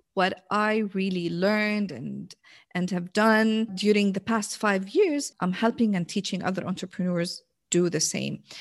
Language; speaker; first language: English; non-native, fluent; Arabic